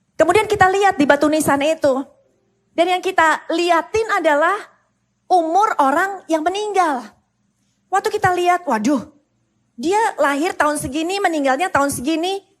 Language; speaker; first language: Indonesian; native; Indonesian